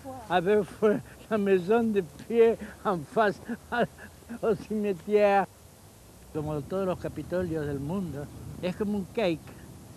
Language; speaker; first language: French; non-native, fluent; Spanish